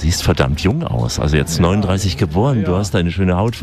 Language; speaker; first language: German; native; German